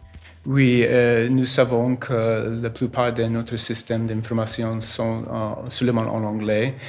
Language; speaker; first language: French; non-native, learner; English